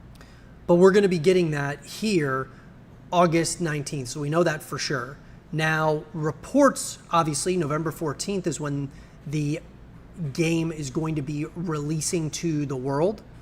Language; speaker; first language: English; native; English